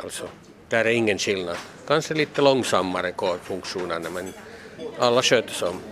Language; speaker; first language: Swedish; non-native, local second language; Finnish